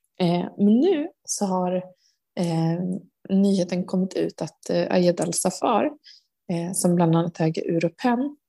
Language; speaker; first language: Swedish; native; Swedish